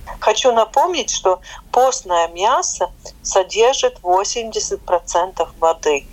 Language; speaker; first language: Russian; non-native, local second language; Latvian